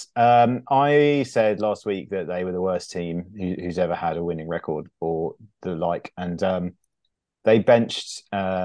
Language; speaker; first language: English; native; English